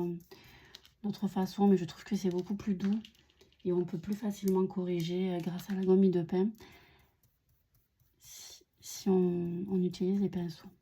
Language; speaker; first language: French; native; French